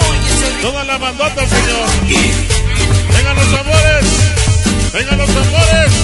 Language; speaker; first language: Spanish; native; Spanish